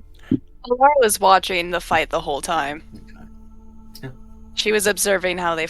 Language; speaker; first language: English; native; English